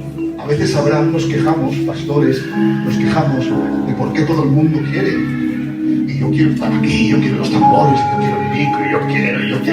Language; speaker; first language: Spanish; native; Spanish